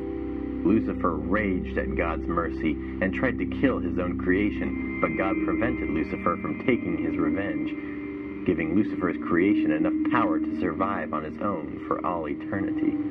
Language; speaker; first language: English; native; English